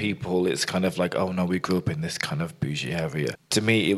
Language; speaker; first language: English; native; English